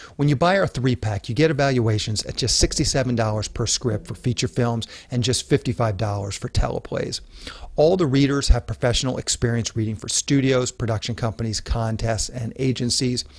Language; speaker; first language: English; native; English